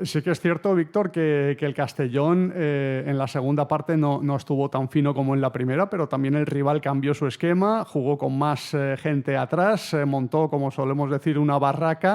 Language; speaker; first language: Spanish; native; Spanish